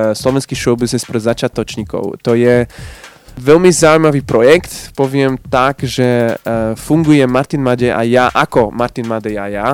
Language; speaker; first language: Slovak; non-native, fluent; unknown